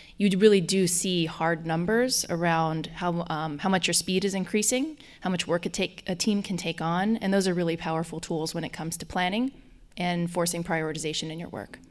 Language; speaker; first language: English; native; English